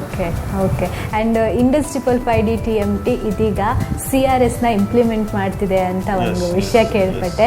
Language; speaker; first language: Kannada; native; Kannada